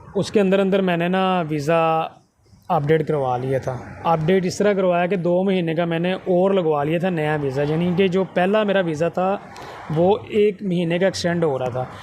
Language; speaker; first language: Urdu; non-native, local second language; Punjabi